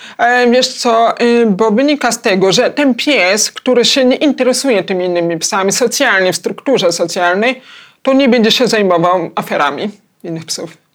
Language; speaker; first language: Polish; early bilingual, heritage; Polish